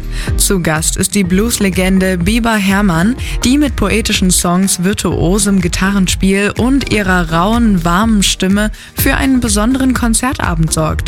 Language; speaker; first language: German; native; German